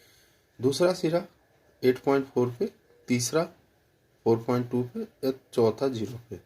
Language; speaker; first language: Hindi; native; Hindi